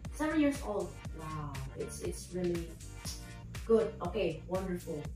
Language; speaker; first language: English; non-native, fluent; Indonesian